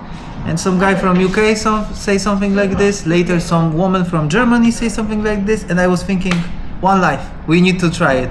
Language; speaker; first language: English; non-native, learner; Polish